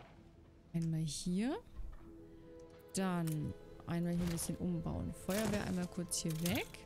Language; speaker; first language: German; native; German